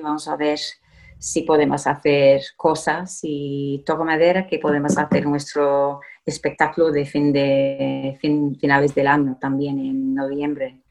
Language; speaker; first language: Spanish; non-native, fluent; English